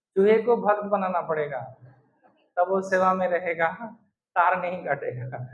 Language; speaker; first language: Hindi; non-native, local second language; Bangla